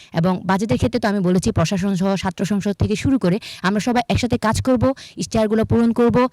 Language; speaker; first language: Bangla; non-native, local second language; Chakma